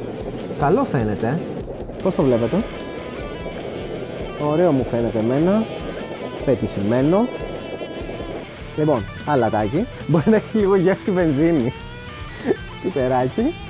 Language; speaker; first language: Greek; native; Greek